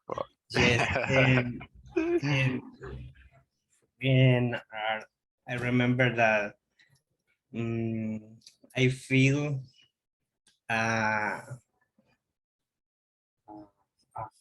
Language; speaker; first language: English; non-native, learner; Spanish